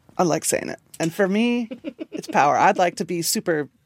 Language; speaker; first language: English; native; English